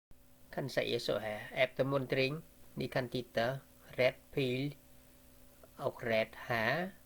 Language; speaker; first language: Swedish; non-native, learner; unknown